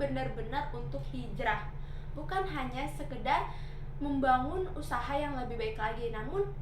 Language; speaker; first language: Indonesian; native; Indonesian